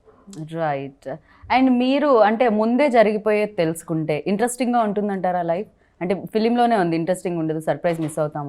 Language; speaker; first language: Telugu; native; Telugu